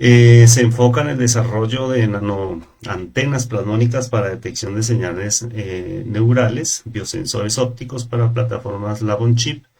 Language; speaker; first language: Spanish; native; Spanish